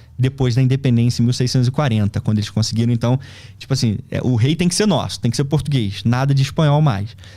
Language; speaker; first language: Portuguese; native; Portuguese